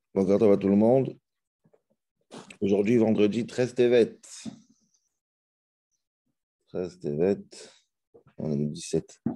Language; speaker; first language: French; native; French